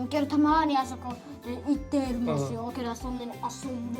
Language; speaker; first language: Japanese; early bilingual, heritage; Japanese